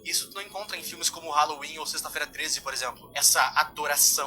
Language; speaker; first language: Portuguese; native; Portuguese